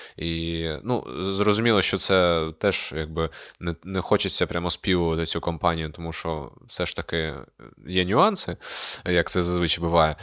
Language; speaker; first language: Ukrainian; non-native, local second language; Russian